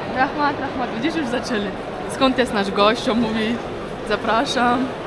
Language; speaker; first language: Polish; non-native, fluent; Uzbek